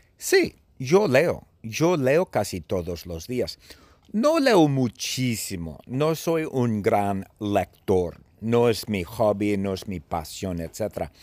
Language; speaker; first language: Spanish; non-native, fluent; English